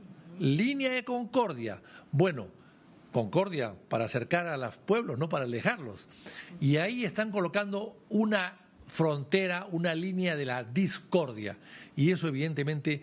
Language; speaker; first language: Spanish; native; Spanish